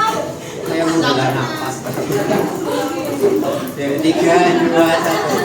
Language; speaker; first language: Indonesian; native; Indonesian